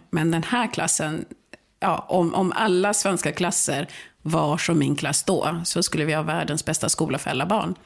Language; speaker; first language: Swedish; early bilingual, other home language; Swahili